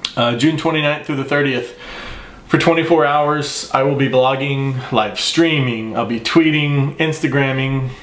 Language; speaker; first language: English; native; English